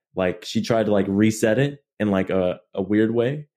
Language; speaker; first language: English; native; English